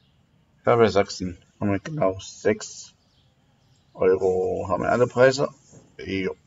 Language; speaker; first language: German; native; German